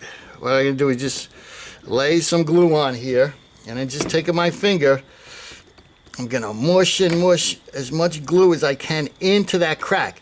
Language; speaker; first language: English; native; English